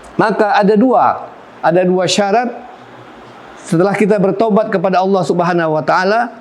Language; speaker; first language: Malay; non-native, local second language; Minangkabau